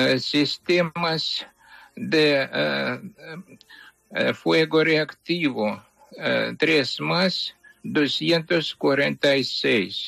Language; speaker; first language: Spanish; non-native, fluent; Ukrainian